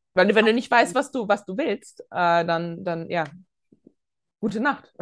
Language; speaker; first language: German; early bilingual, other home language; Latvian